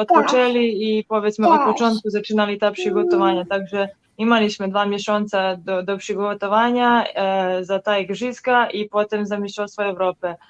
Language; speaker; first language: Polish; non-native, learner; Serbian